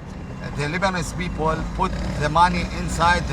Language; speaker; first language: English; non-native, learner; Arabic